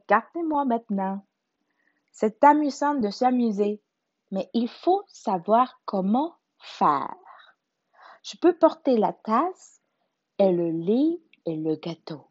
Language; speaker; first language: French; non-native, learner; Spanish